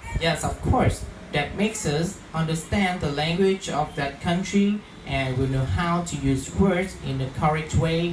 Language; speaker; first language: English; non-native, fluent; Vietnamese